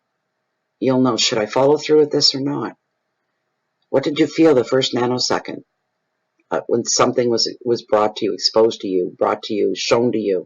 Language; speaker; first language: English; native; English